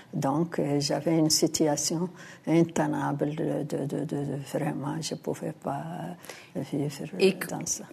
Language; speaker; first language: French; non-native, local second language; Arabic